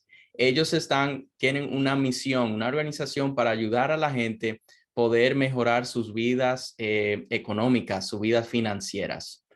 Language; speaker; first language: Spanish; non-native, fluent; English